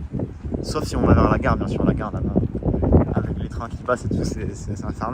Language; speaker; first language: French; native; French